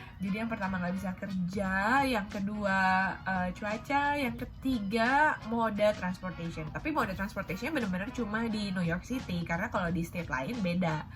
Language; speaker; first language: Indonesian; native; Indonesian